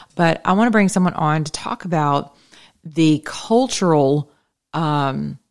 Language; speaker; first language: English; native; English